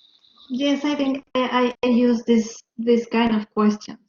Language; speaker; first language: English; non-native, learner; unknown